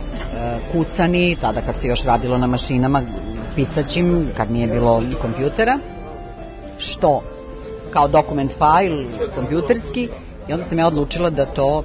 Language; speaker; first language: Serbian; native; Serbian